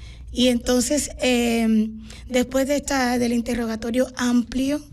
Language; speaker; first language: Spanish; native; Spanish